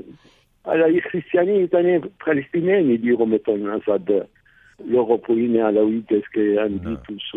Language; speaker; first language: Greek; early bilingual, heritage; Greek